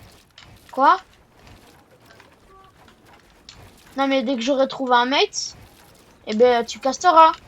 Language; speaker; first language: French; native; French